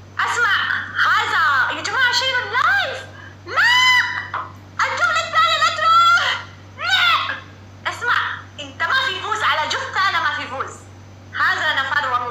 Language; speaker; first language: Arabic; non-native, learner; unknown